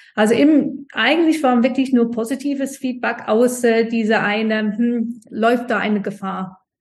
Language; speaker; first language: German; non-native, fluent; English